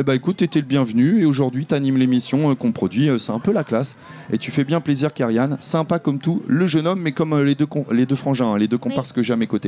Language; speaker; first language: French; native; French